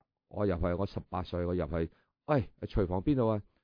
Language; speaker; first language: Cantonese; early bilingual, heritage; Cantonese